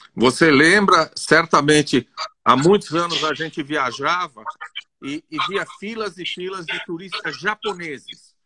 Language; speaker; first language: Portuguese; non-native, fluent; Greek